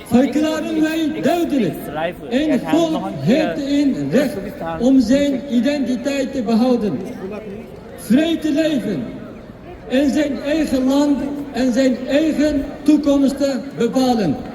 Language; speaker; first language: Dutch; non-native, fluent; Uyghur